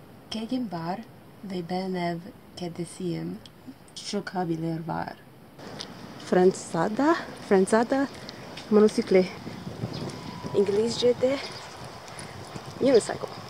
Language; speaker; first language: Turkish; non-native, learner; English